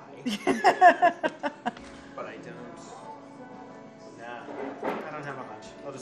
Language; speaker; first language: English; native; English